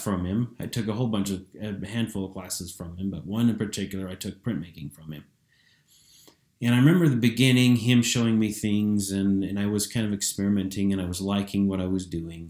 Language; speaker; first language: English; native; English